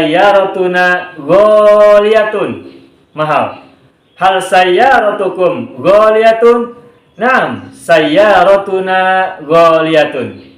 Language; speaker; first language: Arabic; non-native, fluent; Indonesian